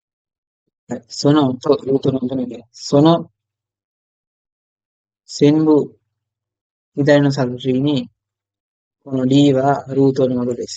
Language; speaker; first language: Japanese; non-native, fluent; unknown